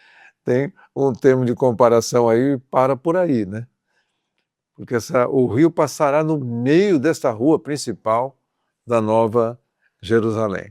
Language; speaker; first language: Portuguese; native; Portuguese